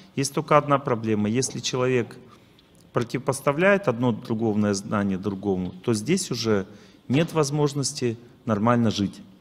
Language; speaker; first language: Russian; native; Russian